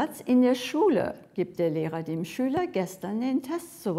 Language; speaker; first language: German; non-native, fluent; English